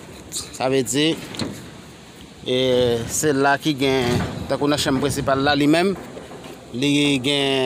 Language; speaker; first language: French; non-native, learner; Haitian Creole